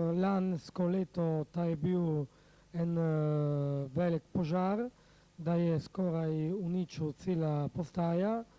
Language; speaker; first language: Slovenian; non-native, learner; Italian